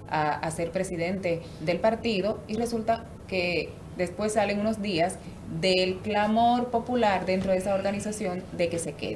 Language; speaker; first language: Spanish; native; Spanish